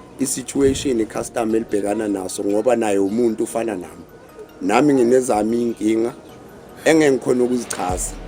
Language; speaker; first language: Zulu; non-native, local second language; South Ndebele